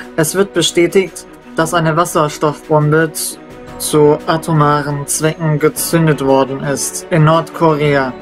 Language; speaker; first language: German; native; German